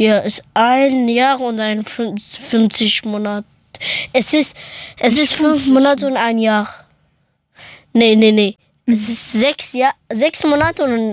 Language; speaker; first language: German; early bilingual, other home language; Persian